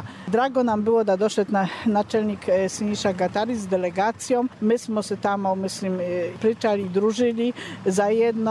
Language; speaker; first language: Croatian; non-native, learner; Polish